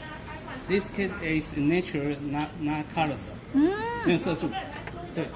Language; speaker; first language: English; non-native, learner; Chinese